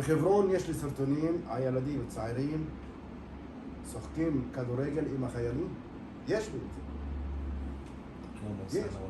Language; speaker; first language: Hebrew; non-native, local second language; Arabic